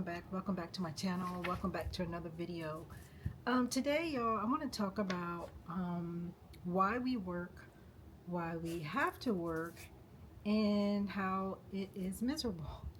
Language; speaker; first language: English; native; English